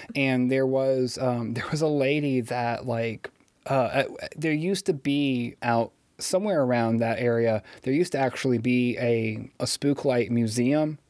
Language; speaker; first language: English; native; English